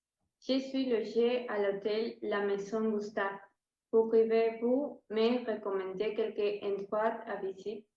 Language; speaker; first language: French; non-native, learner; Spanish